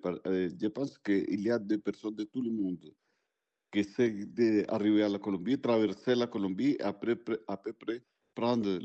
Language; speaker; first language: French; non-native, fluent; Spanish